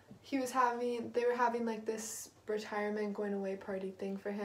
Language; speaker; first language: English; native; English